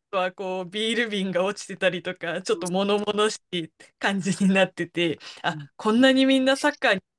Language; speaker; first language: Japanese; native; Japanese